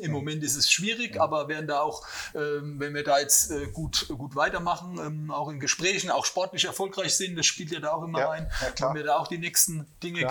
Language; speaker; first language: German; native; German